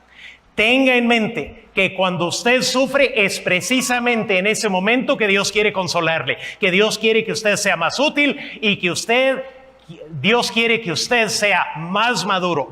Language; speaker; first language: Spanish; non-native, fluent; English